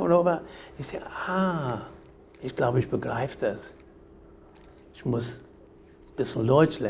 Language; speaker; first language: German; non-native, fluent; English